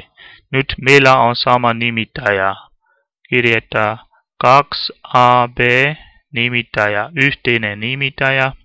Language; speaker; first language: Finnish; non-native, learner; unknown